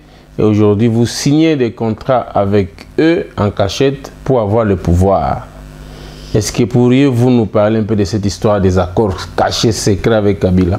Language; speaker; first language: French; non-native, local second language; Lingala